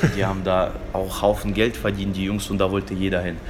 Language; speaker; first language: German; early bilingual, other home language; Russian